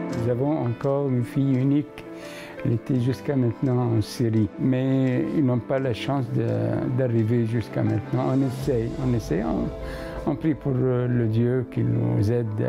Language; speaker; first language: French; non-native, fluent; Arabic